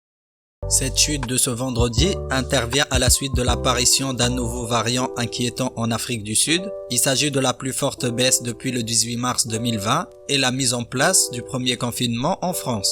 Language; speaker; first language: French; native; French